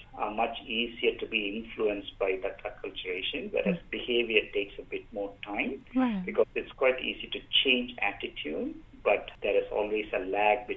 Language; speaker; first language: English; non-native, local second language; Tamil